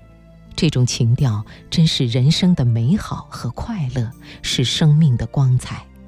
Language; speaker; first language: Chinese; native; Chinese